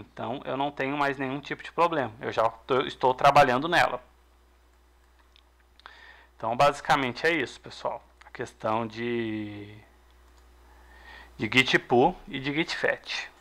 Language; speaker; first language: Portuguese; native; Portuguese